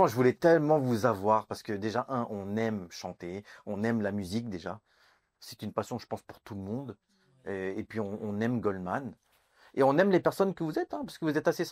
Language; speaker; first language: French; native; French